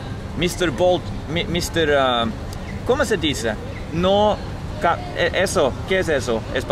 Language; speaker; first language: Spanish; non-native, learner; Norwegian